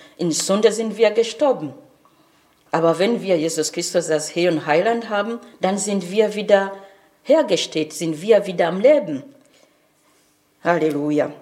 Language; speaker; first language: German; non-native, fluent; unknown